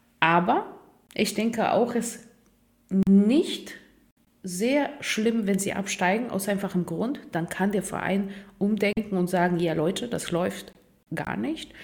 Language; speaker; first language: German; non-native, fluent; Russian